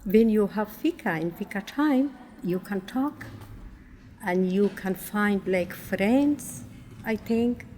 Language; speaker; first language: English; non-native, learner; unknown